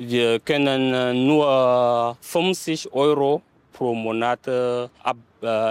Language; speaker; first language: German; non-native, learner; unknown